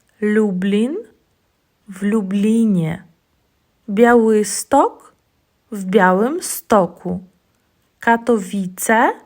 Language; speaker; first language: Polish; non-native, fluent; Ukrainian